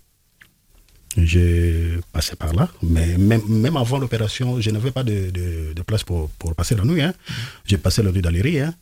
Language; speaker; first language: French; non-native, local second language; Lingala